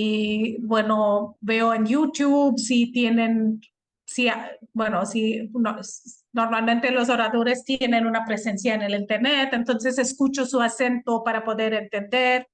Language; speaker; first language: Spanish; non-native, fluent; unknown